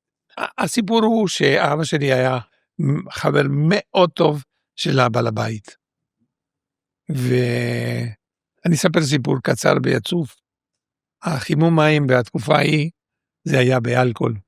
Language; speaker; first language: Hebrew; non-native, fluent; Spanish